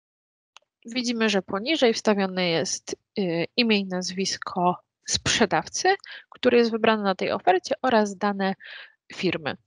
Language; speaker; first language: Polish; native; Polish